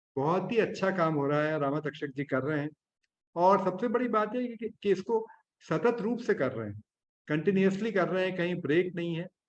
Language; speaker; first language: Hindi; native; Hindi